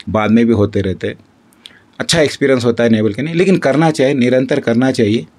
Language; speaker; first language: Hindi; non-native, local second language; Kannada